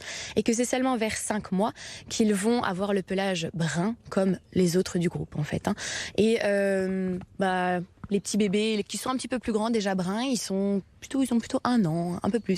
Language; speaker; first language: French; native; French